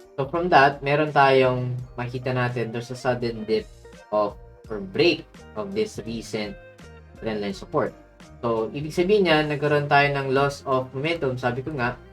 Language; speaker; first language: Filipino; native; Filipino